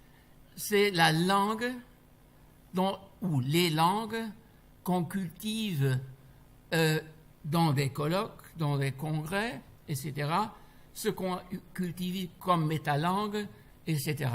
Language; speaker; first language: French; non-native, fluent; German